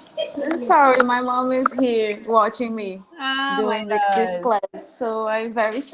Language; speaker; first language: English; non-native, learner; Portuguese